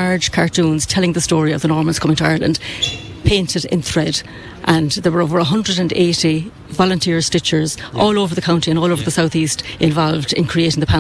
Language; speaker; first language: English; native; English